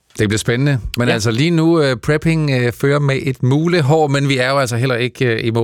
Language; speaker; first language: Danish; native; Danish